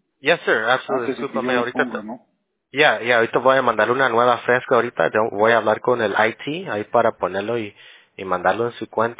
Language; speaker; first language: Spanish; early bilingual, heritage; Spanish